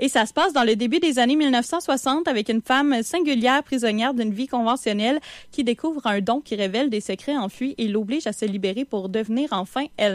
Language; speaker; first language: French; native; French